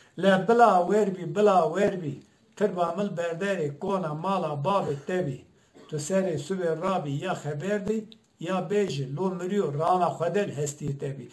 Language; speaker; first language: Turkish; non-native, local second language; Zaza